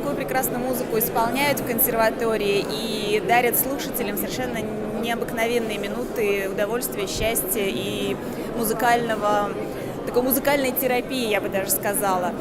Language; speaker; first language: Russian; native; Russian